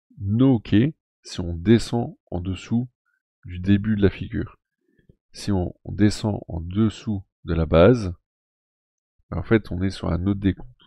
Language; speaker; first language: French; native; French